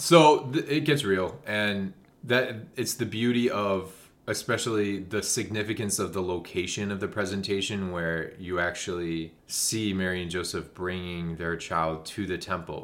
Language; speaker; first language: English; native; English